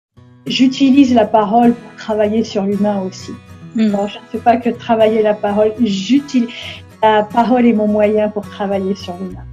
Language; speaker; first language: French; native; French